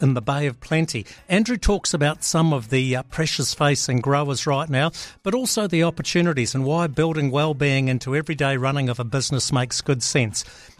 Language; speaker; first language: English; native; English